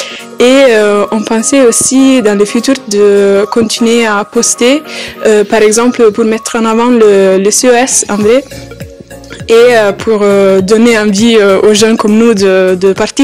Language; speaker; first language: French; non-native, fluent; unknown